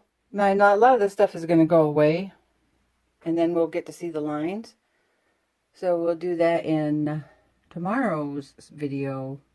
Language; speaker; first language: English; native; English